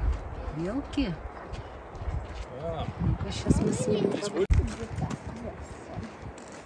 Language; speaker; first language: Russian; native; Russian